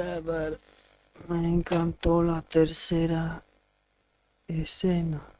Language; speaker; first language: Spanish; non-native, learner; English